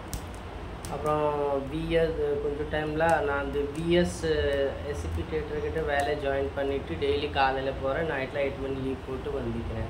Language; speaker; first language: Tamil; non-native, fluent; Hindi